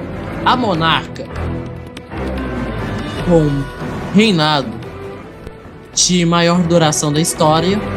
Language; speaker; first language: Portuguese; native; Portuguese